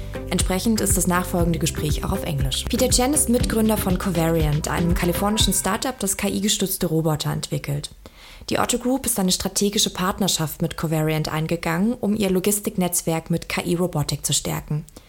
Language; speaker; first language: German; native; German